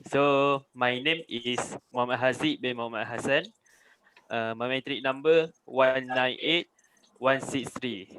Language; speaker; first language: English; non-native, local second language; Malay